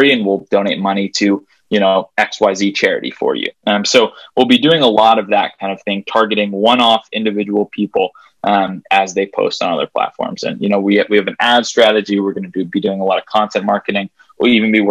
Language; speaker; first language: English; native; English